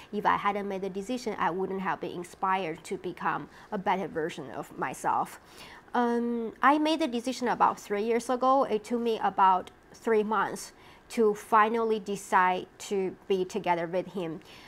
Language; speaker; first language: English; non-native, fluent; Chinese